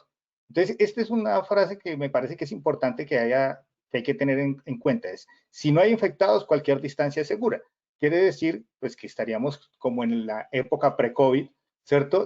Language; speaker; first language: Spanish; native; Spanish